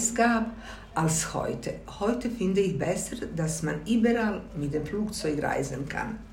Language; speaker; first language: German; non-native, fluent; Bosnian